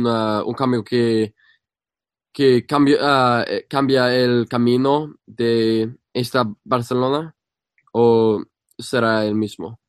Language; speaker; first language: Spanish; non-native, fluent; English